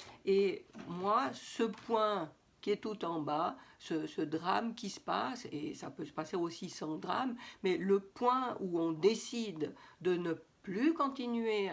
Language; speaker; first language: French; native; French